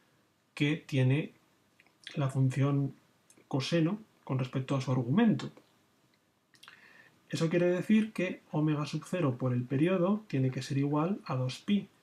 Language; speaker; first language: Spanish; native; Spanish